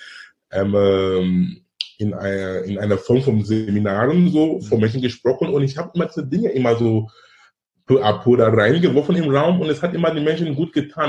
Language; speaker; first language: German; non-native, fluent; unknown